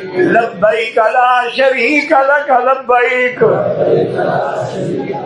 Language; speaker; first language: Urdu; non-native, local second language; Saraiki